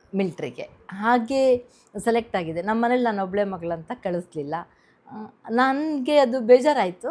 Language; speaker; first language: Kannada; native; Kannada